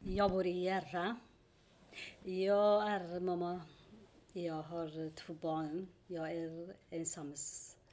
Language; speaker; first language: Swedish; non-native, learner; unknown